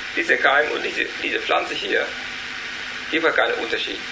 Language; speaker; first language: German; non-native, learner; Vietnamese